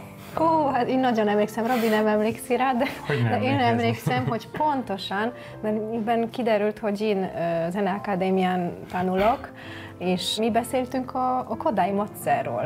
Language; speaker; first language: Hungarian; non-native, fluent; Polish